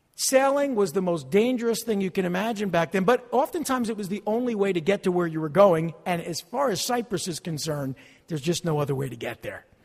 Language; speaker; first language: English; early bilingual, other home language; Italian